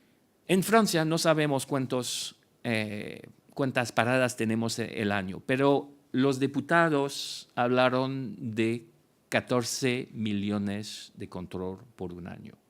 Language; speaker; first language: Spanish; non-native, fluent; French